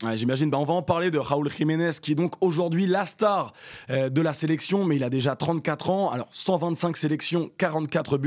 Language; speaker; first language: French; native; French